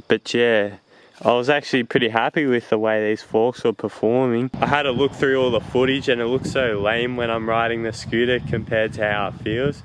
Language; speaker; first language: English; native; English